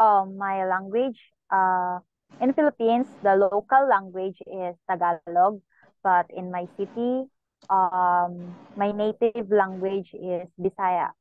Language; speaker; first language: English; non-native, local second language; Cebuano